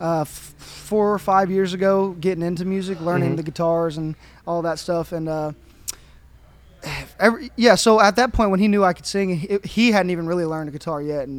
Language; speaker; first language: English; native; English